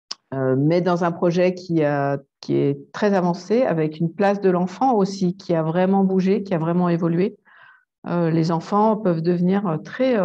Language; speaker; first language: French; native; French